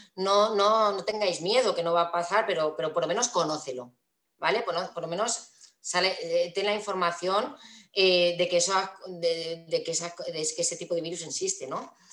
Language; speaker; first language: Spanish; native; Spanish